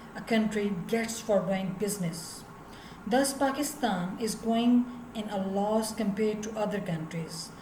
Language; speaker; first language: English; non-native, local second language; Urdu